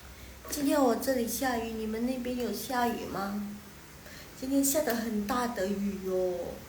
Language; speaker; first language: Chinese; non-native, fluent; Indonesian